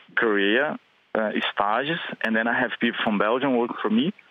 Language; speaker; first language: English; non-native, fluent; Portuguese